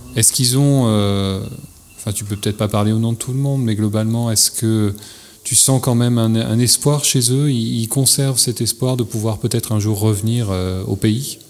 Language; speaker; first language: French; native; French